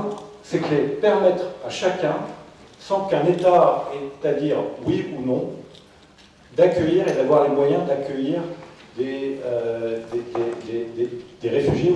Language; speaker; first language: French; native; French